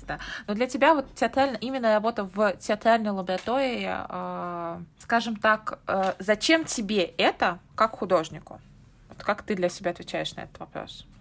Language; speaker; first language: Russian; native; Russian